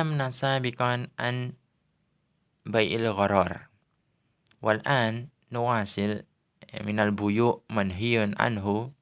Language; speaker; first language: Arabic; non-native, fluent; Indonesian